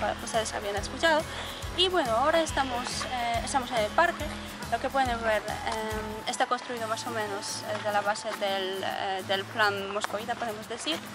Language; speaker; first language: Spanish; non-native, fluent; Polish